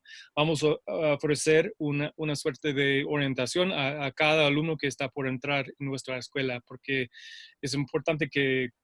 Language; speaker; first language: Spanish; non-native, fluent; English